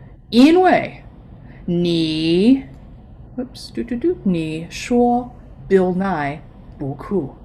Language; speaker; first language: Chinese; non-native, fluent; English